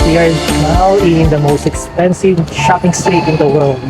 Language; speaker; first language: English; non-native, local second language; Filipino